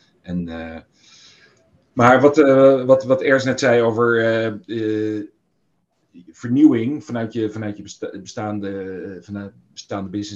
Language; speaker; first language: Dutch; native; Dutch